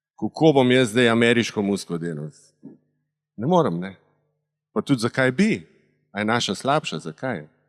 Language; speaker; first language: Slovenian; native; Slovenian